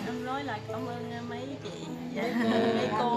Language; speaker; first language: Vietnamese; non-native, local second language; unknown